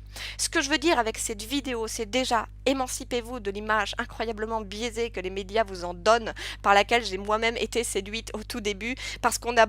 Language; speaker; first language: French; native; French